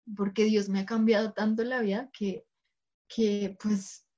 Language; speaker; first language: Spanish; native; Spanish